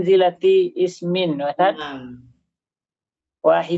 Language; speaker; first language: Arabic; non-native, learner; Indonesian